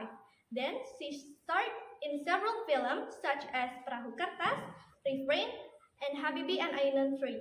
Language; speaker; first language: English; non-native, learner; Indonesian